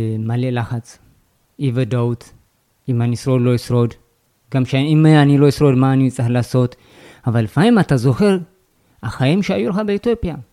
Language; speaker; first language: Hebrew; non-native, fluent; Amharic